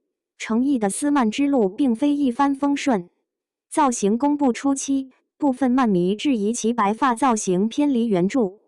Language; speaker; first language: Chinese; native; Chinese